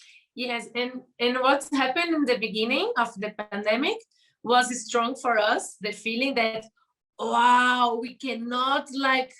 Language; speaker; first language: English; non-native, learner; Portuguese